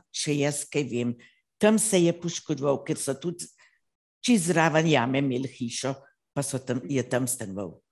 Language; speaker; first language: Slovenian; native; Slovenian